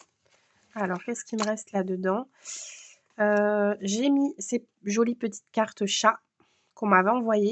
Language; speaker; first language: French; native; French